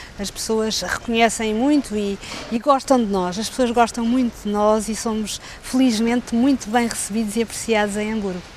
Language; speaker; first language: Portuguese; native; Portuguese